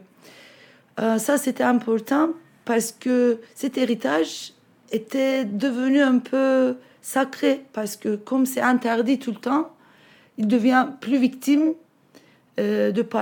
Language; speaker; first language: French; non-native, fluent; Turkish